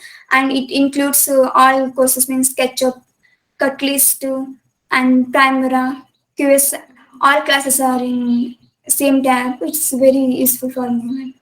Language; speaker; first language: English; non-native, local second language; Kannada